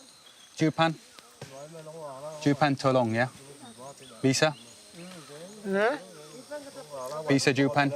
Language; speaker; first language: Indonesian; non-native, learner; English